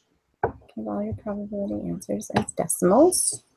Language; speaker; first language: English; native; English